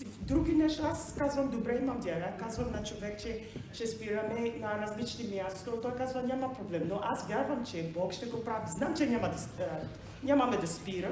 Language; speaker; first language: Bulgarian; non-native, learner; Macedonian